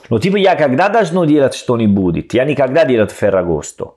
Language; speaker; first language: Russian; non-native, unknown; Italian